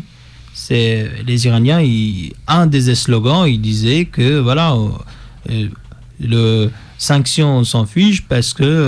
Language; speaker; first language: French; non-native, fluent; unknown